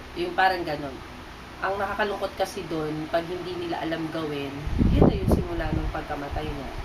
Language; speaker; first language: Filipino; native; Filipino